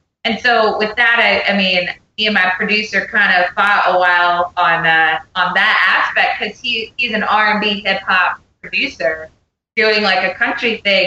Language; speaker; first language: English; native; English